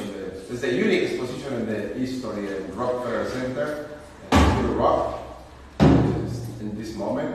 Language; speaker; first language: English; non-native, learner; Spanish